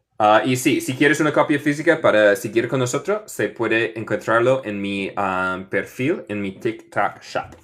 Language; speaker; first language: Spanish; non-native, fluent; English